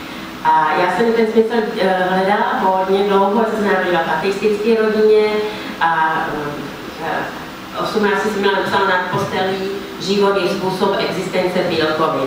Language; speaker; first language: Czech; non-native, fluent; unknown